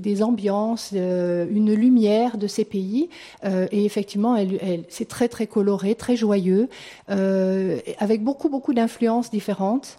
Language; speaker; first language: French; native; French